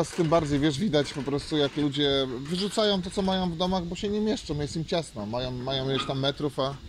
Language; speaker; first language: Polish; native; Polish